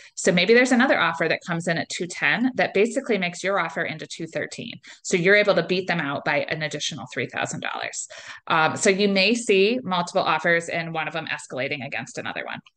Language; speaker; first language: English; native; English